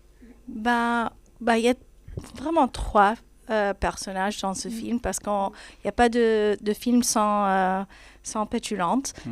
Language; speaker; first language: French; non-native, fluent; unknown